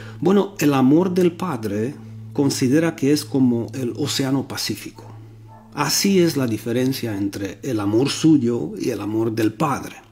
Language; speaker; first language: Spanish; non-native, fluent; Romanian